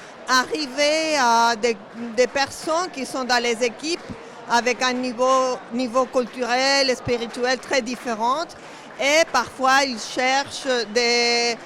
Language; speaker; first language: French; non-native, fluent; Spanish